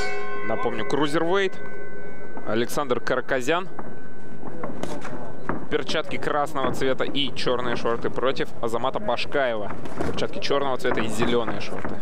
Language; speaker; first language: Russian; native; Russian